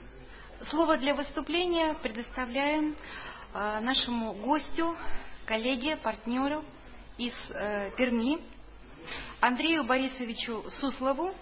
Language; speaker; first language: Russian; native; Russian